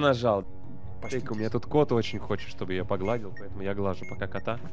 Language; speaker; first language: Russian; native; Russian